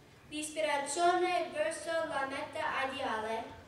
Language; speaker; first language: Italian; non-native, learner; English